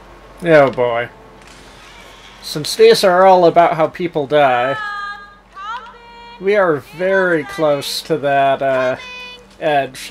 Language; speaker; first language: English; native; English